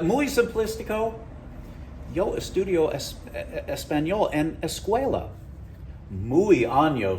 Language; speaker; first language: Spanish; non-native, learner; English